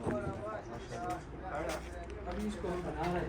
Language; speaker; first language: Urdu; non-native, local second language; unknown